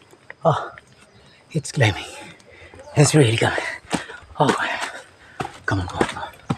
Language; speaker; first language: English; non-native, local second language; Filipino